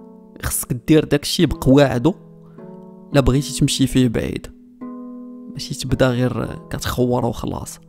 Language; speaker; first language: Arabic; native; Arabic